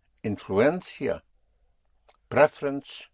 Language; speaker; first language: Spanish; non-native, fluent; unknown